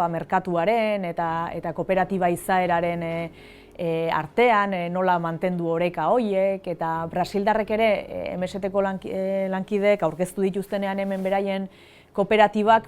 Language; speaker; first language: Basque; native; Basque